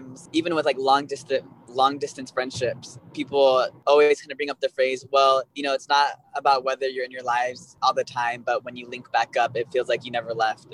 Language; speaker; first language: English; native; English